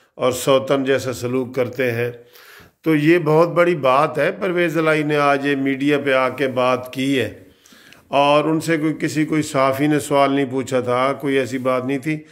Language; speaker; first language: Urdu; native; Urdu